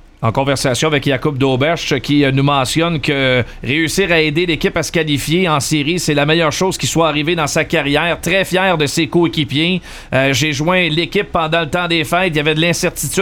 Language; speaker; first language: French; native; French